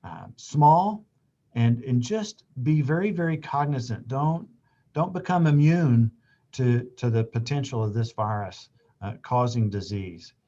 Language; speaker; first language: English; native; English